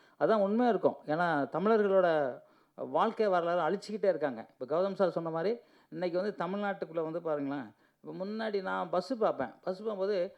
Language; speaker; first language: Tamil; native; Tamil